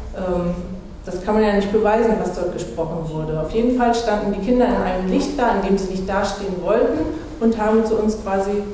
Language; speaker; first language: German; native; German